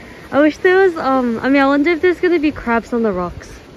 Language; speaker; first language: English; early bilingual, other home language; Korean